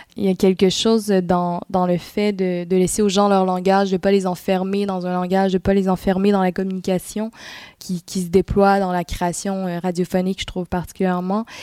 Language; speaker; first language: French; native; French